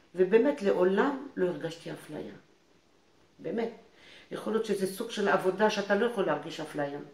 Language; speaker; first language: Hebrew; non-native, fluent; French